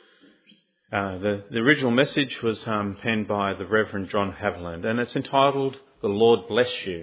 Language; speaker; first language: English; native; English